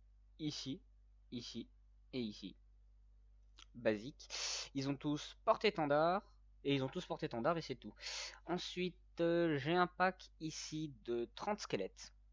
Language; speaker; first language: French; native; French